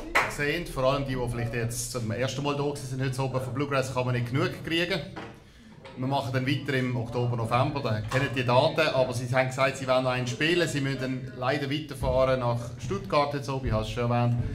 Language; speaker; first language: German; native; German